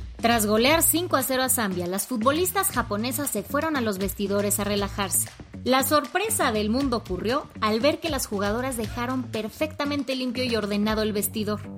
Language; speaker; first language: Spanish; native; Spanish